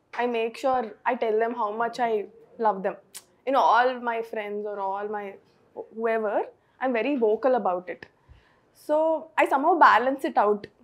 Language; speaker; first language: English; non-native, local second language; Telugu